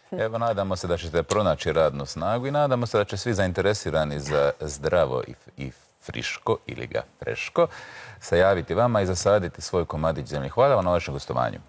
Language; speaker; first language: Croatian; native; Croatian